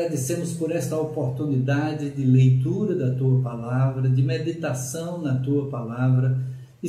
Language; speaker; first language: Portuguese; native; Portuguese